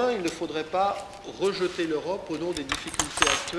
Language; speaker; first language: French; native; French